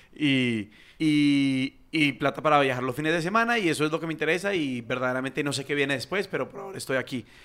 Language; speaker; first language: Spanish; native; Spanish